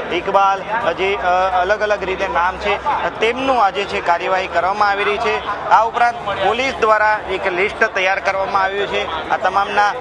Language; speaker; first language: Gujarati; native; Gujarati